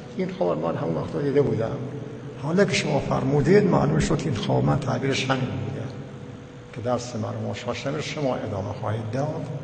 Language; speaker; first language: Persian; native; Persian